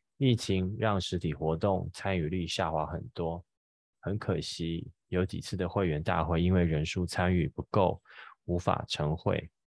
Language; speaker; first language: Chinese; native; Chinese